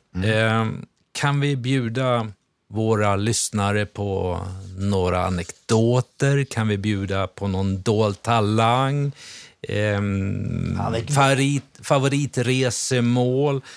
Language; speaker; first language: Swedish; native; Swedish